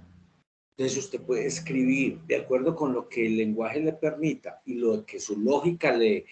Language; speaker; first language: Spanish; native; Spanish